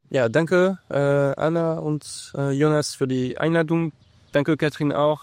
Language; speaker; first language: German; non-native, learner; English